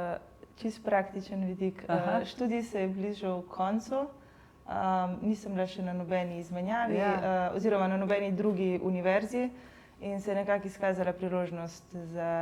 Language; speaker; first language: Slovenian; native; Slovenian